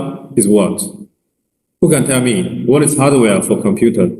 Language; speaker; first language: English; non-native, learner; Chinese